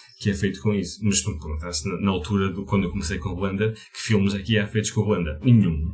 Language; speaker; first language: Portuguese; native; Portuguese